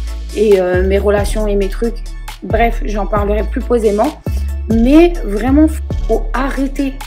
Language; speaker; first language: French; native; French